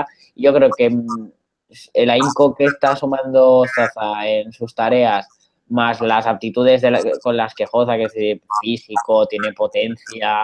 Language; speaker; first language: Spanish; native; Spanish